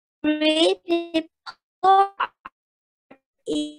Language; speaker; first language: English; non-native, learner; Vietnamese